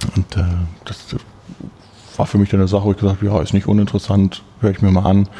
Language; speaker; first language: German; native; German